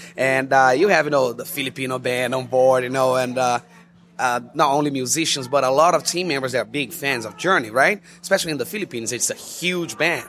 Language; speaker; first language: English; non-native, fluent; Portuguese